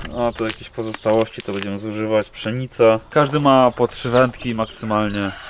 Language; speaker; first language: Polish; native; Polish